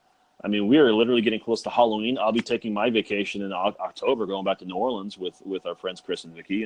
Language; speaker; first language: English; native; English